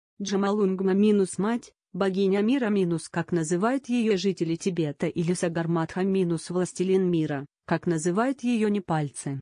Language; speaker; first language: Russian; native; Russian